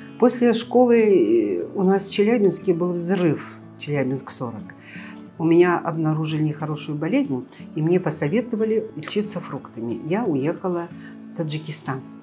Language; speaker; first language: Russian; native; Russian